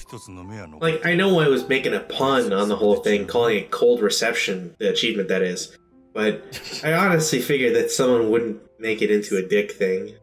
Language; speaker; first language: English; native; English